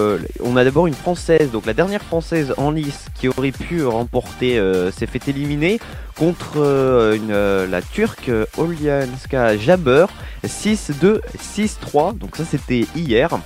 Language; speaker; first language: French; native; French